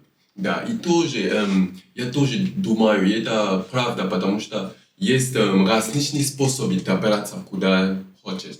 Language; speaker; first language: Russian; non-native, fluent; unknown